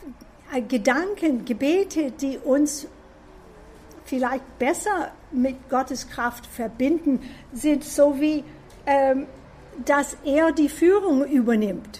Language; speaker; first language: German; non-native, fluent; English